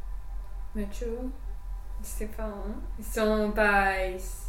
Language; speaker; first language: French; non-native, fluent; English